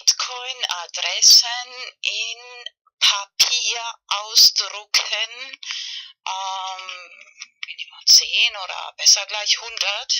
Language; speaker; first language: German; non-native, learner; Spanish